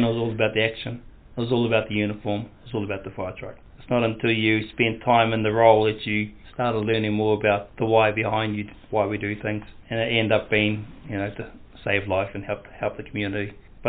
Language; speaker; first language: English; native; English